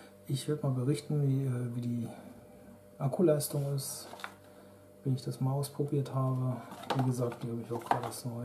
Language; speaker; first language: German; native; German